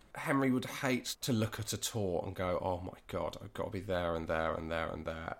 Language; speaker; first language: English; native; English